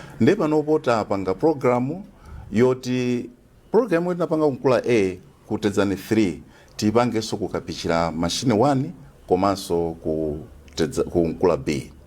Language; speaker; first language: Nyanja; native; Nyanja